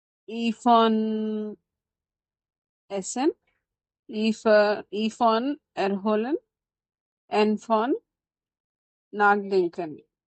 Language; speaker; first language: German; non-native, learner; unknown